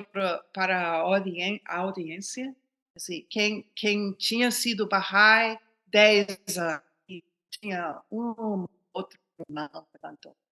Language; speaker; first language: Portuguese; non-native, fluent; English